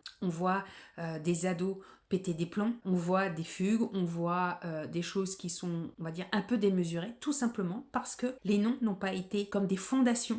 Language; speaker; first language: French; native; French